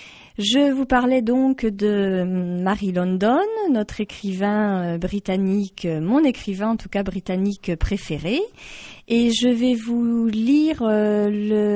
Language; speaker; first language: French; native; French